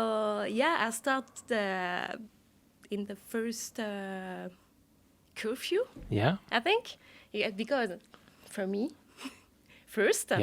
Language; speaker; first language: English; non-native, learner; French